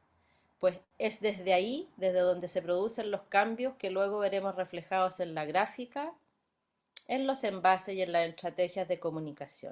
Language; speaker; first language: Spanish; native; Spanish